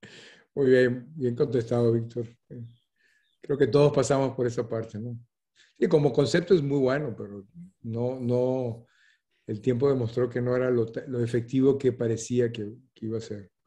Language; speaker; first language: Spanish; native; Spanish